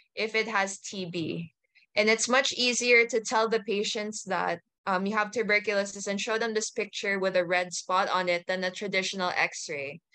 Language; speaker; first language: English; native; English